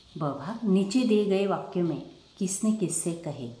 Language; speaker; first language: Hindi; non-native, local second language; Marathi